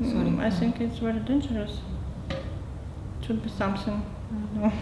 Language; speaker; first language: English; non-native, learner; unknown